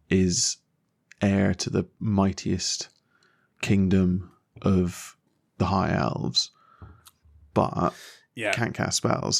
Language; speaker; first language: English; native; English